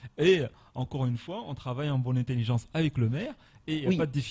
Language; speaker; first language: French; non-native, local second language; Comorian